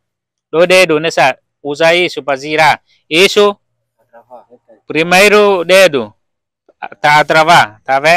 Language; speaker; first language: Portuguese; non-native, learner; Vietnamese